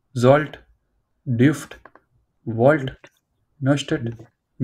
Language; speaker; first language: German; non-native, fluent; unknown